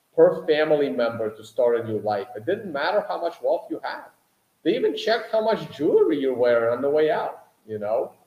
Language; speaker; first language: English; native; English